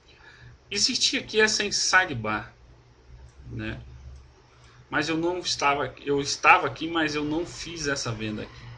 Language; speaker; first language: Portuguese; native; Portuguese